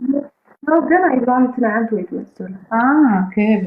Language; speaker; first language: English; non-native, learner; Tigrinya